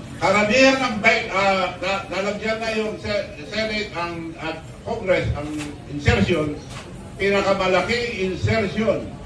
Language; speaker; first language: Filipino; non-native, local second language; Iloko